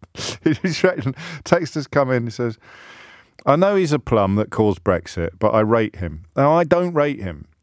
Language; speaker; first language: English; native; English